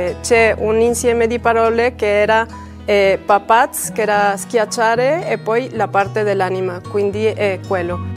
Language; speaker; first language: Italian; non-native, fluent; Spanish